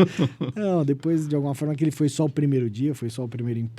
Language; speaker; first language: Portuguese; native; Portuguese